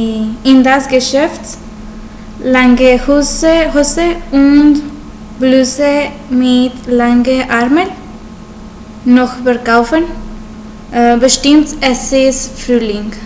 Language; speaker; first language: German; non-native, learner; Spanish